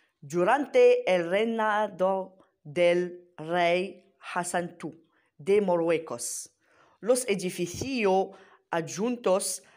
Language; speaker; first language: Spanish; non-native, learner; Arabic